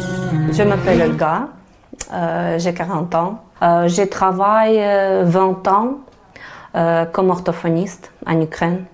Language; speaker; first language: French; non-native, learner; Ukrainian